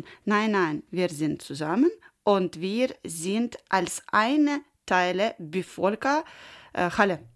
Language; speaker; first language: German; non-native, learner; Ukrainian